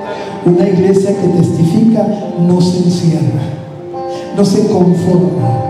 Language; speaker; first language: Spanish; native; Spanish